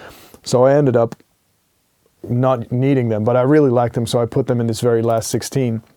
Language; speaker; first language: English; non-native, fluent; Dutch